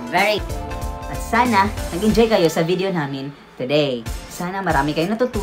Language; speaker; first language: Filipino; non-native, local second language; Cebuano